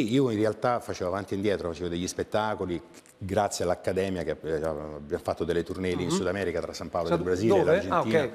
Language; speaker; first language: Italian; native; Italian